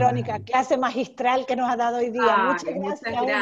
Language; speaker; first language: Spanish; native; Spanish